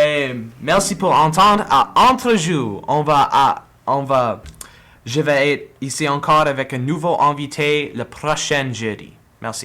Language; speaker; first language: French; non-native, learner; English